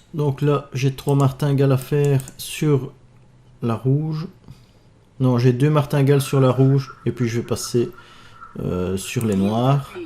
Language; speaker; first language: French; native; French